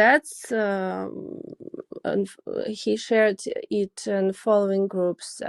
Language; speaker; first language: English; non-native, learner; Russian